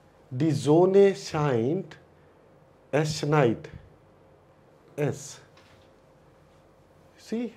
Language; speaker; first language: German; non-native, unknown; Hindi